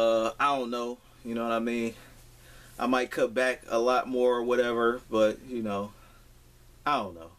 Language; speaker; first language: English; native; English